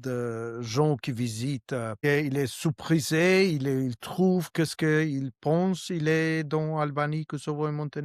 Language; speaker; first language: French; non-native, learner; Albanian